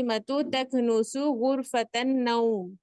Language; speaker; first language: Arabic; non-native, learner; Urdu